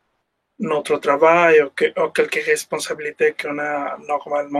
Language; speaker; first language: French; non-native, fluent; Spanish